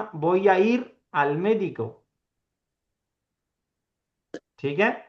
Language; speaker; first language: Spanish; non-native, fluent; Urdu